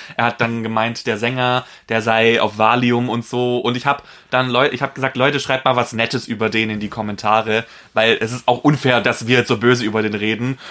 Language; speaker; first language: German; non-native, fluent; Polish